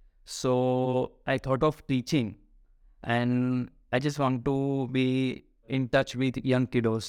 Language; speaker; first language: English; non-native, local second language; Gujarati